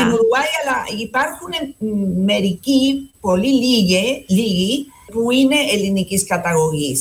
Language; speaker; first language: Greek; non-native, fluent; Spanish